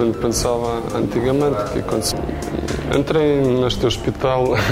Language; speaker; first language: Portuguese; non-native, learner; Ukrainian